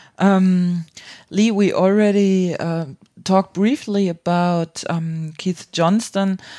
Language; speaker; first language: English; non-native, fluent; German